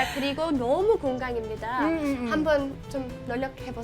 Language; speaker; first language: Korean; non-native, fluent; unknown